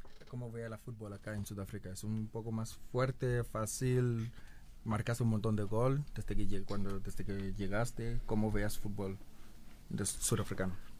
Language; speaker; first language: Spanish; non-native, fluent; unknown